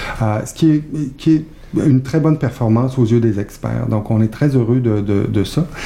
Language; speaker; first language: French; native; French